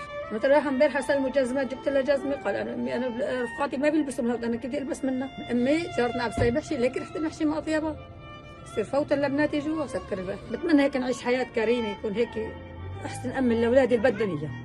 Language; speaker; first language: Arabic; native; Arabic